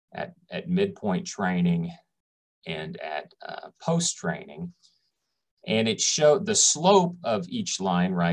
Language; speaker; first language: English; native; English